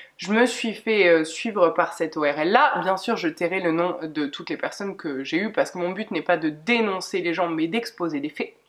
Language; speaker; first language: French; native; French